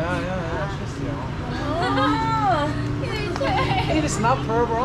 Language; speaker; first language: English; non-native, learner; Korean